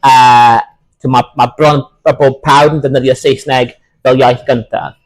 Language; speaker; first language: Welsh; non-native, local second language; English